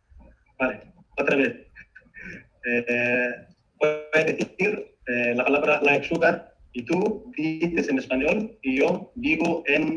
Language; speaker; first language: Spanish; non-native, fluent; Arabic